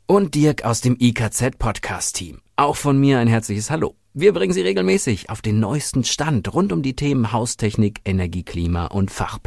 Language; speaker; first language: German; native; German